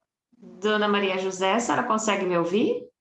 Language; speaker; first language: Portuguese; native; Portuguese